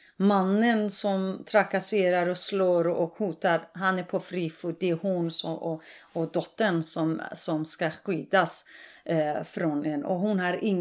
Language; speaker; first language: Swedish; non-native, fluent; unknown